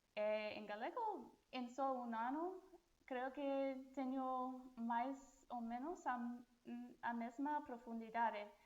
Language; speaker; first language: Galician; non-native, learner; English